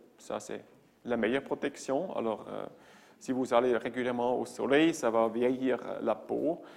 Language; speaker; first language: French; non-native, local second language; German